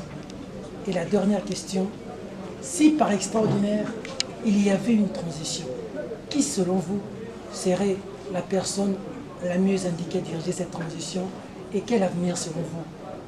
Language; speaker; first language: French; non-native, local second language; Lingala